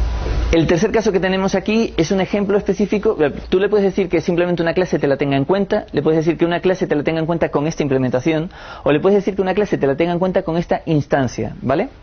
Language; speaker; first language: Spanish; native; Spanish